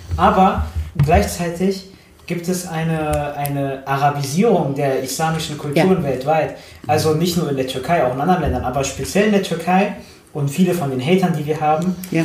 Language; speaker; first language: German; early bilingual, other home language; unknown